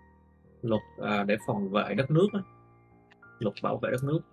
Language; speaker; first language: Vietnamese; native; Vietnamese